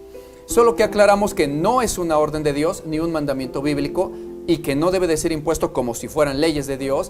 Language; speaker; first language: Spanish; native; Spanish